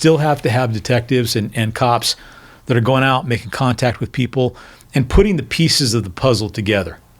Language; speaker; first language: English; native; English